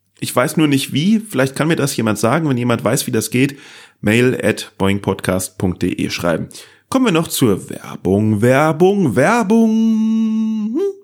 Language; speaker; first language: German; native; German